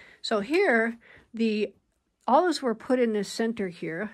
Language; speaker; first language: English; native; English